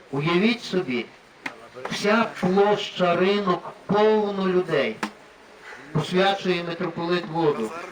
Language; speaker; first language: Ukrainian; native; Ukrainian